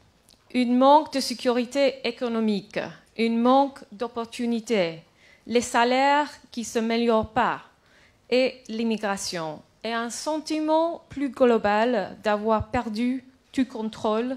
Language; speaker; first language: French; non-native, fluent; English